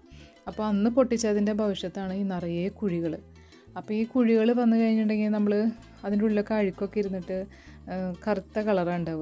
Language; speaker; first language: Malayalam; native; Malayalam